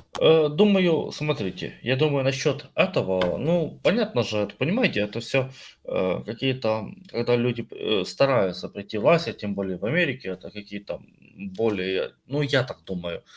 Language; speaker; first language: Russian; native; Russian